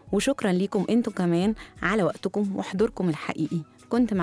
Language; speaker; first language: Arabic; native; Arabic